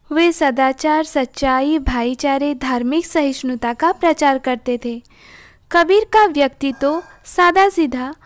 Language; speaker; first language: Hindi; non-native, local second language; Odia